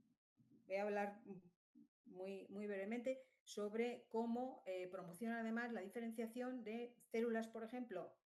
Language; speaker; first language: Spanish; native; Spanish